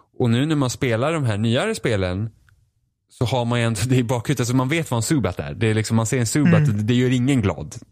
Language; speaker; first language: Swedish; native; Swedish